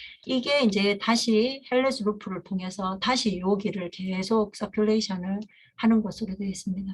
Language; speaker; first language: Korean; native; Korean